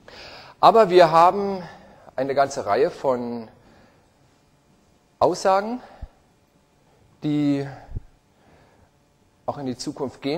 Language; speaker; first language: German; native; German